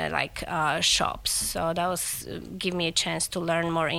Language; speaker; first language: English; non-native, fluent; Polish